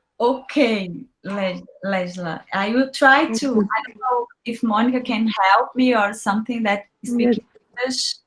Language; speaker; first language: English; non-native, learner; Portuguese